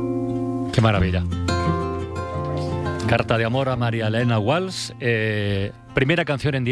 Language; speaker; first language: Spanish; native; Spanish